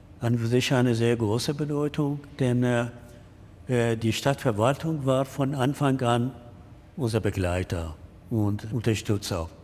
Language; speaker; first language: German; non-native, fluent; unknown